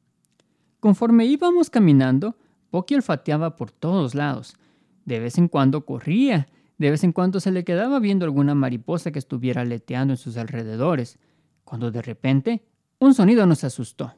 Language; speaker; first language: Spanish; native; Spanish